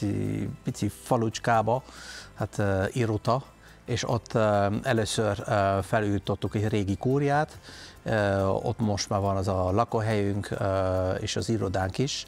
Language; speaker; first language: Hungarian; non-native, fluent; Dutch